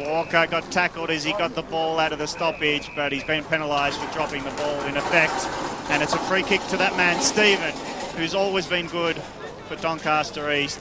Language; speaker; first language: English; native; English